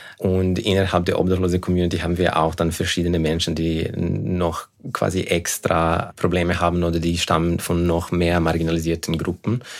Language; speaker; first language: German; non-native, fluent; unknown